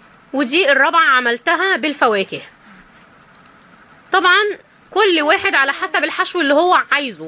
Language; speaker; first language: Arabic; native; Arabic